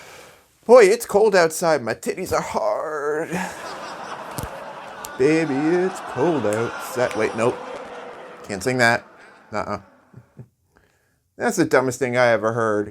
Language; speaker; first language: English; native; English